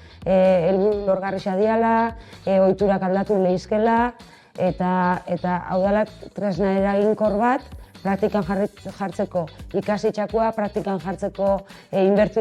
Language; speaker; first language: Basque; native; Basque